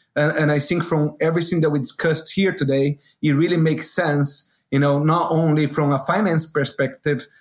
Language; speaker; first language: English; non-native, fluent; Portuguese